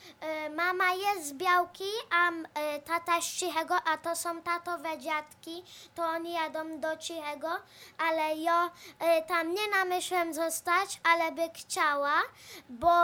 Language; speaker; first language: Polish; early bilingual, heritage; Polish